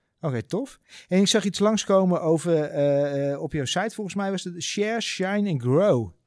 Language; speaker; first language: Dutch; native; Dutch